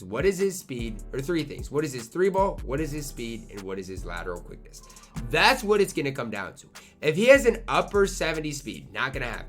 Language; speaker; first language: English; native; English